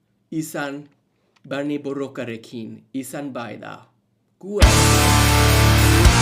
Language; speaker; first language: Basque; non-native, learner; English